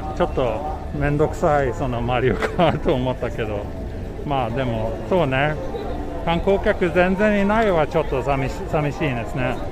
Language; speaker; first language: Japanese; non-native, fluent; Swedish